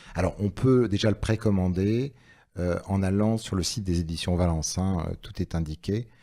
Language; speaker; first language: French; native; French